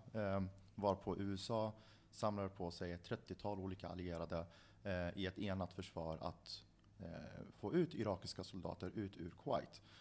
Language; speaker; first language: Swedish; early bilingual, other home language; Central Kurdish